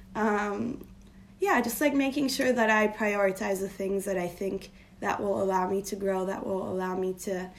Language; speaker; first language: English; non-native, fluent; Turkish